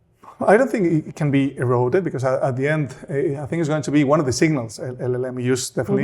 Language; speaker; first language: English; non-native, fluent; Spanish